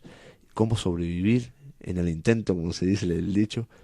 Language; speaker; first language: Spanish; native; Spanish